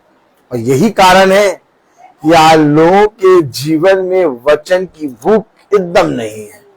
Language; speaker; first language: Hindi; native; Hindi